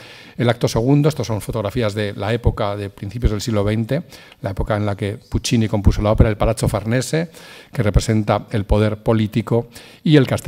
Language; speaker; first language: Spanish; native; Spanish